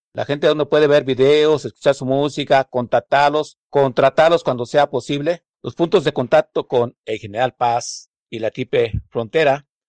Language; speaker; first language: Spanish; native; Spanish